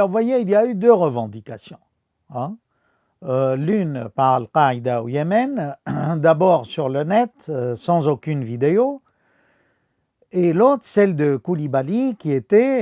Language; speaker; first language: French; non-native, fluent; Arabic